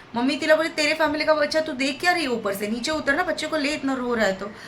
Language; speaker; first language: Hindi; non-native, local second language; Marathi